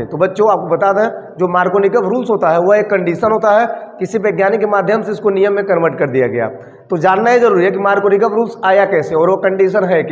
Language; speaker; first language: Hindi; native; Hindi